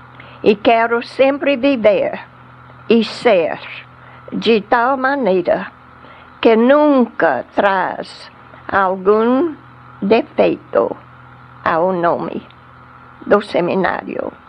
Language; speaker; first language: Portuguese; non-native, fluent; English